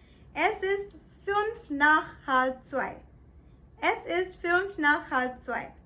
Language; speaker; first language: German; non-native, fluent; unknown